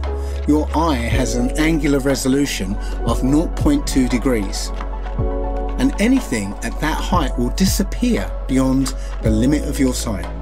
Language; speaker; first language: English; native; English